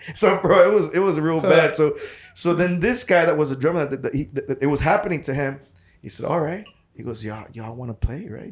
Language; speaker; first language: English; early bilingual, other home language; Spanish